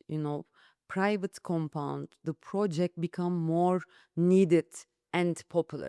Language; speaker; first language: English; non-native, learner; Turkish